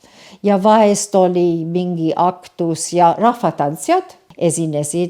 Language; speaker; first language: Estonian; early bilingual, heritage; Estonian